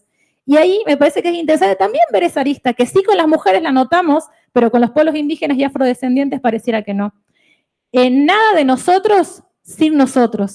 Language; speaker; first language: Spanish; native; Spanish